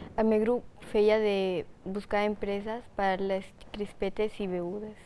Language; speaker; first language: Catalan; non-native, local second language; Spanish